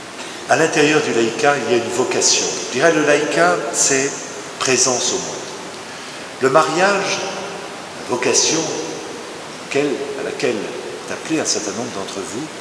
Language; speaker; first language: French; native; French